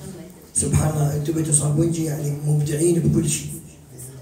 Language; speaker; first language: Arabic; native; Arabic